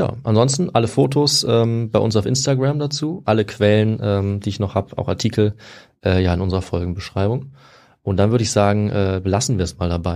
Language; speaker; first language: German; native; German